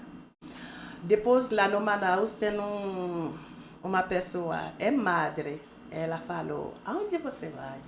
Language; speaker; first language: Portuguese; non-native, learner; Haitian Creole